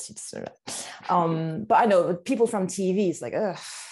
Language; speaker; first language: English; non-native, fluent; French